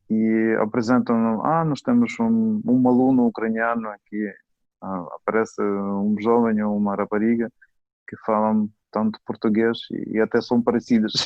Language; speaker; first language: Portuguese; non-native, fluent; Ukrainian